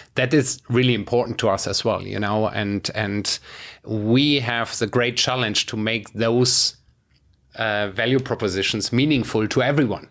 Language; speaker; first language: English; non-native, fluent; German